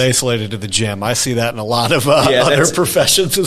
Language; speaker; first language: English; native; English